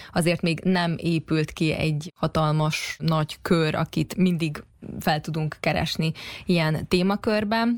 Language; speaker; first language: Hungarian; native; Hungarian